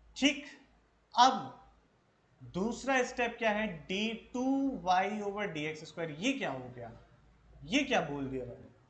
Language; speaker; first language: Hindi; native; Hindi